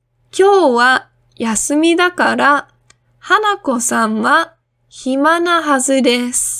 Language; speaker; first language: Japanese; non-native, fluent; English